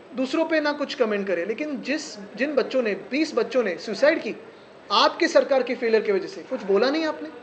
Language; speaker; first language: Hindi; non-native, local second language; Marathi